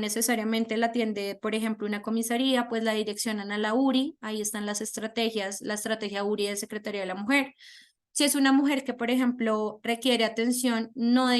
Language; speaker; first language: Spanish; native; Spanish